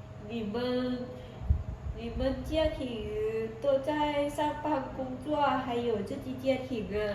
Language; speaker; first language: Chinese; non-native, learner; Lao